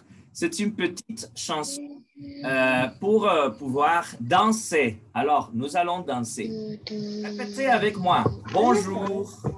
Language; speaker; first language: French; non-native, fluent; Spanish